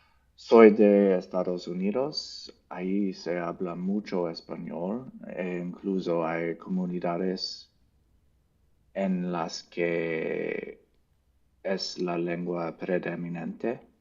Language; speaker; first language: Spanish; non-native, learner; English